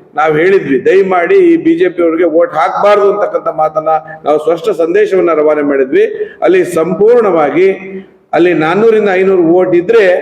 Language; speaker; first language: Kannada; native; Kannada